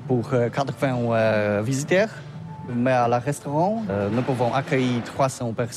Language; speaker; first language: French; non-native, learner; Polish